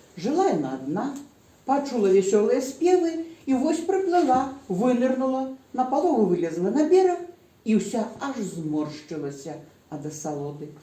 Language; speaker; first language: Belarusian; non-native, local second language; Russian